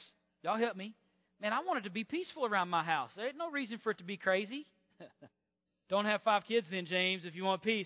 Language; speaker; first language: English; native; English